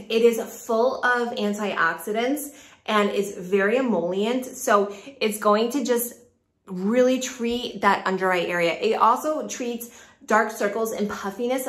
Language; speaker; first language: English; native; English